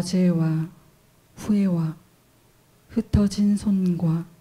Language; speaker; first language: Korean; native; Korean